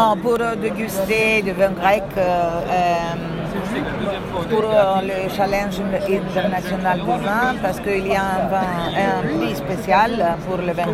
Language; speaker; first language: French; non-native, fluent; Greek